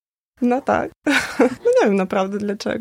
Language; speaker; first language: Polish; non-native, learner; Ukrainian